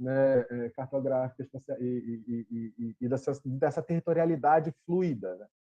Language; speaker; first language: Portuguese; native; Portuguese